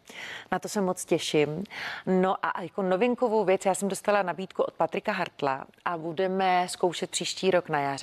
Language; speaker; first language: Czech; native; Czech